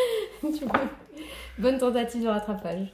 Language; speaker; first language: French; native; French